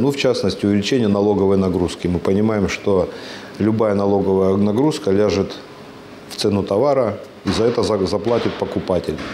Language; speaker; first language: Russian; native; Russian